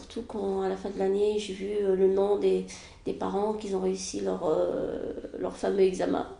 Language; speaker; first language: French; non-native, fluent; Arabic